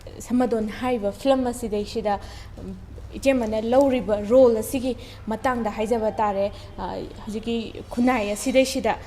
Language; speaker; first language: Manipuri; native; Manipuri